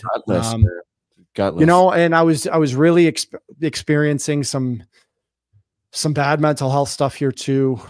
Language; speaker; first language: English; native; English